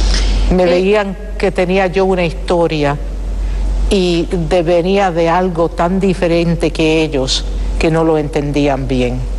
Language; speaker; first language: Spanish; early bilingual, heritage; Spanish